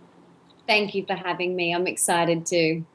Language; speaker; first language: English; native; English